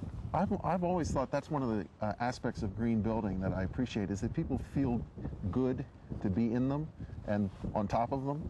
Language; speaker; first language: English; native; English